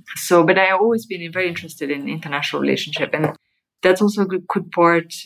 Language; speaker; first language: English; non-native, fluent; French